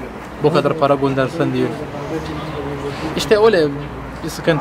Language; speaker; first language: Turkish; non-native, learner; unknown